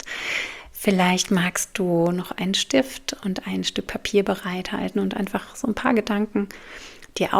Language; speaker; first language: German; native; German